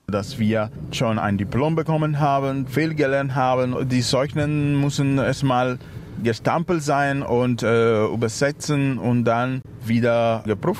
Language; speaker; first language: German; non-native, fluent; Spanish